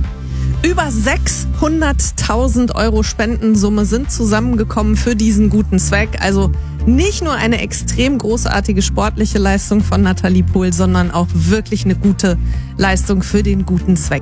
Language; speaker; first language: German; native; German